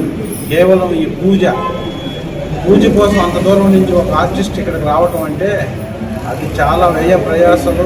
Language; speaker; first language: Telugu; native; Telugu